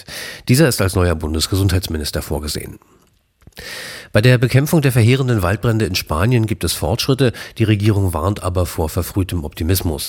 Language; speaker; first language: German; native; German